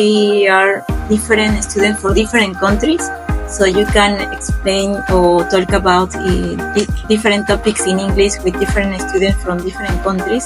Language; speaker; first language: English; non-native, learner; Spanish